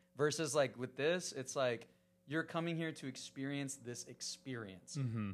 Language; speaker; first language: English; early bilingual, other home language; Spanish